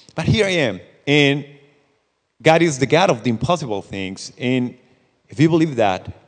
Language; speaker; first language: English; non-native, fluent; Spanish